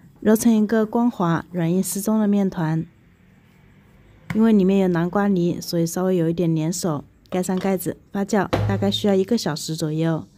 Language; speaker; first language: Chinese; native; Chinese